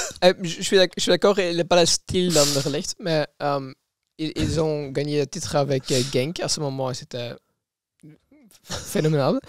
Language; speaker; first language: French; non-native, local second language; Dutch